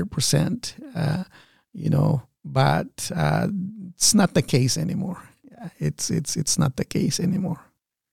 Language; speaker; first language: English; non-native, fluent; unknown